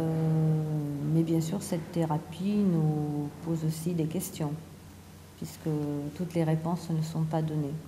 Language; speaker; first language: French; non-native, fluent; Italian